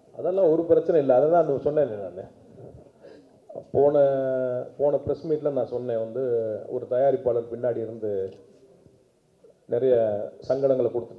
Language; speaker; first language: Tamil; native; Tamil